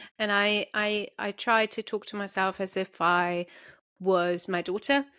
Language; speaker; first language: English; non-native, fluent; German